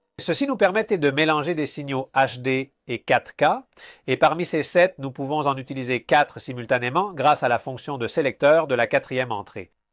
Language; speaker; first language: French; non-native, fluent; Spanish